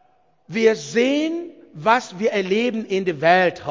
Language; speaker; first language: German; non-native, learner; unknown